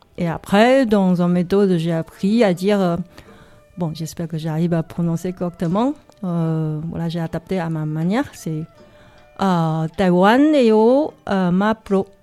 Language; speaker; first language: French; non-native, fluent; Chinese